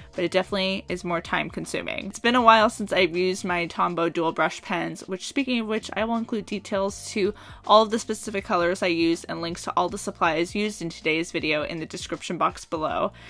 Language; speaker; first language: English; native; English